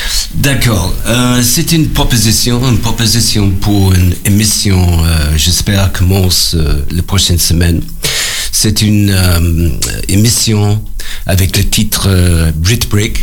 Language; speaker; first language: French; non-native, learner; English